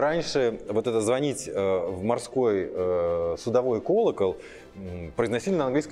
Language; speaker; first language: Russian; native; Russian